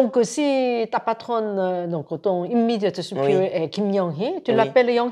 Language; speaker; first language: French; non-native, fluent; Korean